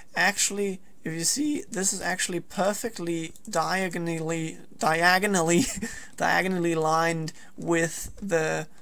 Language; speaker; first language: English; non-native, fluent; Danish